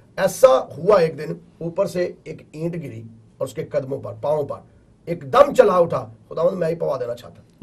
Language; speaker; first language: Urdu; non-native, local second language; Punjabi